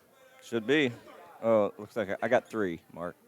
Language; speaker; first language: English; native; English